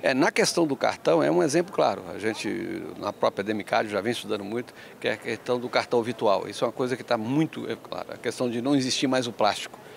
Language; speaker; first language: Portuguese; early bilingual, other home language; Spanish